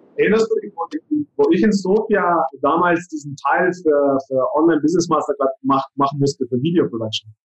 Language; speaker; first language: German; non-native, fluent; Slovenian